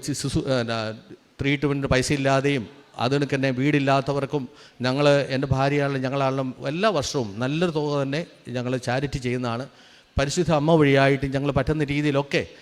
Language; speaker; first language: Malayalam; native; Malayalam